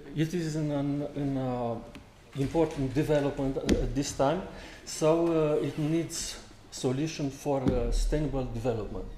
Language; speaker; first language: English; non-native, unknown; Romanian